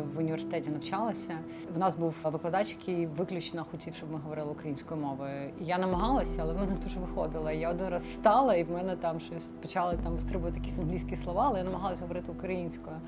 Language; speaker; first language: Ukrainian; non-native, local second language; Russian